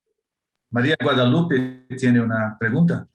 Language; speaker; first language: Spanish; non-native, learner; Portuguese